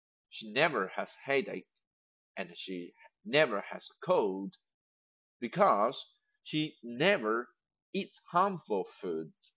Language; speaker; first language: English; non-native, fluent; Chinese